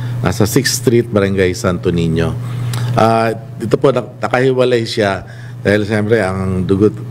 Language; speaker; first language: Filipino; native; Filipino